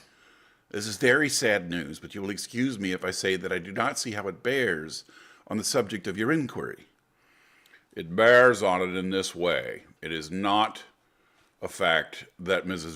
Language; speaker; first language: English; native; English